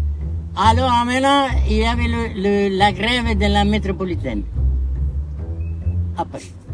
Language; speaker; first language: French; non-native, learner; Italian